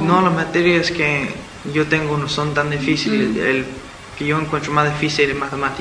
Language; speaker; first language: Spanish; early bilingual, heritage; Spanish